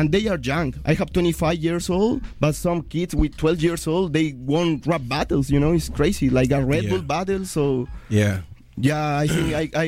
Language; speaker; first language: English; non-native, fluent; Spanish